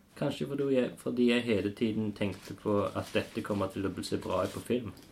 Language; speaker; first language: Norwegian; native; Norwegian